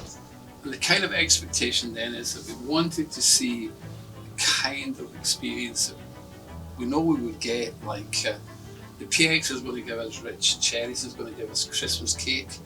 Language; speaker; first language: English; native; English